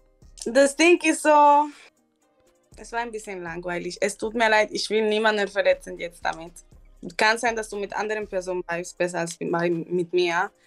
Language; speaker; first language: German; non-native, learner; Spanish